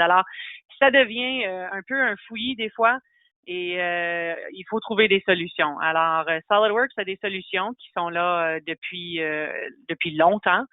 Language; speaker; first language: French; native; French